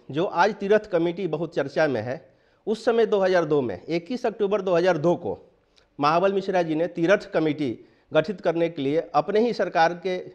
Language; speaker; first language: Hindi; native; Hindi